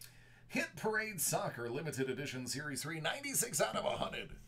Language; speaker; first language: English; native; English